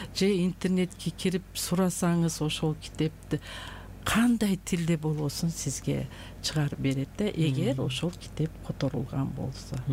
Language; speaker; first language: Kyrgyz; non-native, local second language; Uzbek